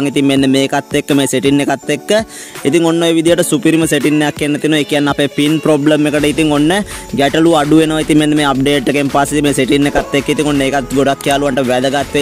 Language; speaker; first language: Sinhala; native; Sinhala